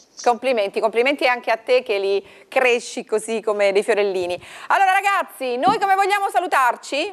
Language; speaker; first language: Italian; native; Italian